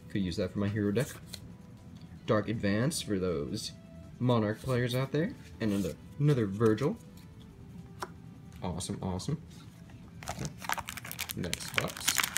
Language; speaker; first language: English; native; English